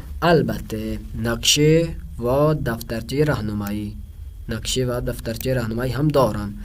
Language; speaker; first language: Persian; non-native, fluent; Urdu